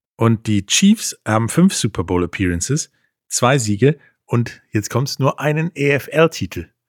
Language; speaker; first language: German; native; German